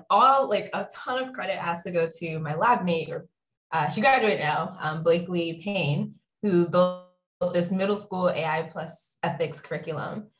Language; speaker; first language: English; native; English